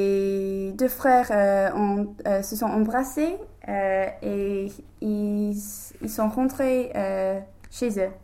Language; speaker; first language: French; non-native, learner; English